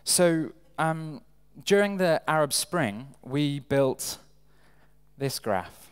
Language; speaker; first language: English; native; English